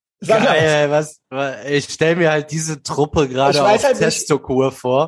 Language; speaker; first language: German; native; German